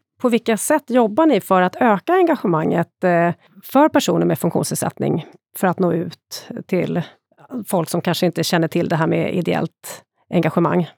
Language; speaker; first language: Swedish; native; Swedish